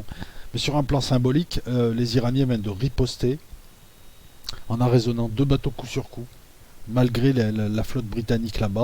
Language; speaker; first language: French; native; French